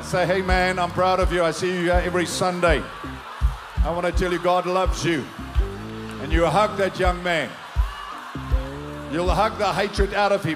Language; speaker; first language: English; non-native, local second language; Afrikaans